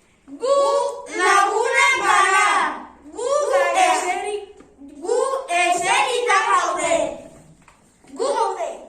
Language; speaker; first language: Basque; non-native, learner; Spanish